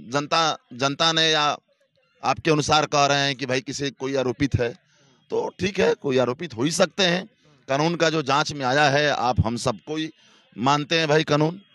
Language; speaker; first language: Hindi; native; Hindi